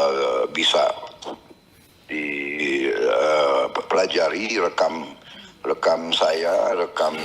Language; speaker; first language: Indonesian; native; Indonesian